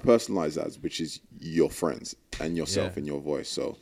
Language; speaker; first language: English; native; English